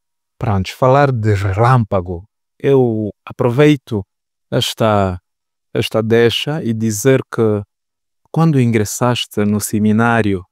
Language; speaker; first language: Portuguese; native; Portuguese